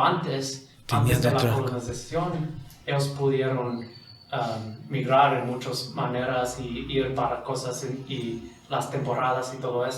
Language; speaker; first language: Spanish; non-native, fluent; English